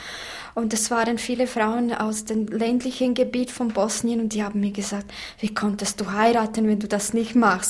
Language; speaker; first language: German; non-native, fluent; Bosnian